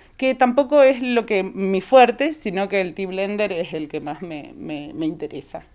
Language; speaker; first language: Spanish; native; Spanish